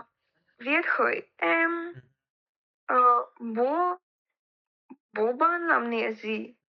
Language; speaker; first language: Vietnamese; non-native, learner; Russian